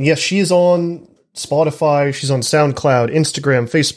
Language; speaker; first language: English; native; English